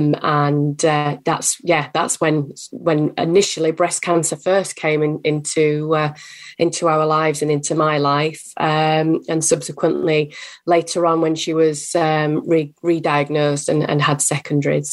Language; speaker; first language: English; native; English